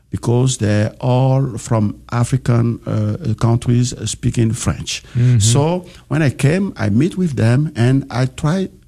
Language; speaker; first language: English; non-native, learner; French